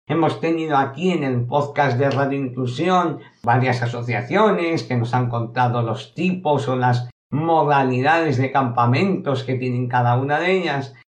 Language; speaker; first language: Spanish; native; Spanish